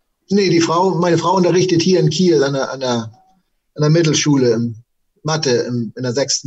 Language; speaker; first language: German; native; German